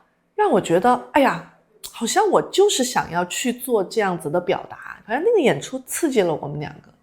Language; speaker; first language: Chinese; native; Chinese